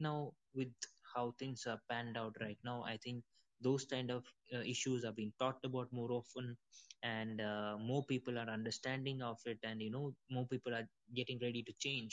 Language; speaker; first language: English; non-native, local second language; Malayalam